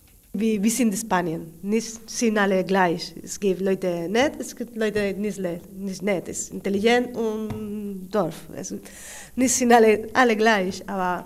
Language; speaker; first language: German; non-native, learner; Spanish